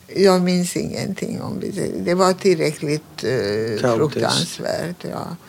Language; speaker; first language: Swedish; non-native, fluent; Hungarian